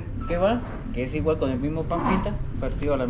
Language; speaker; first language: Spanish; native; Spanish